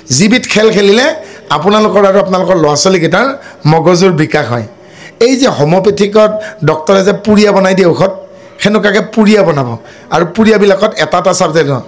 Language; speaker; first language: Assamese; non-native, local second language; Bodo